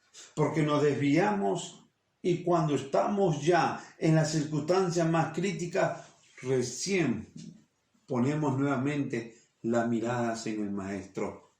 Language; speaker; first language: Spanish; native; Spanish